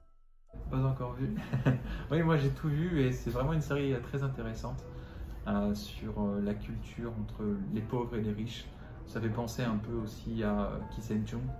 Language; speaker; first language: French; non-native, fluent; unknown